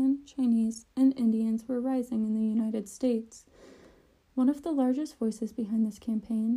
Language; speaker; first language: English; native; English